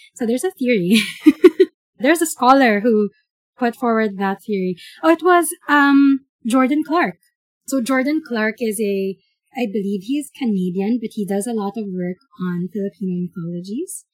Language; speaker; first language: English; non-native, local second language; Filipino